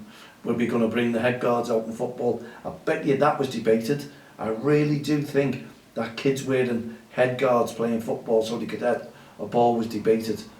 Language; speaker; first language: English; native; English